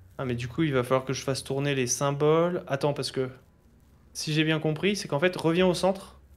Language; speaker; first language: French; native; French